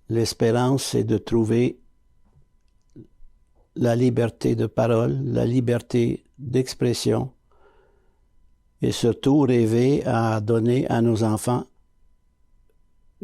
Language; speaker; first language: French; early bilingual, other home language; Arabic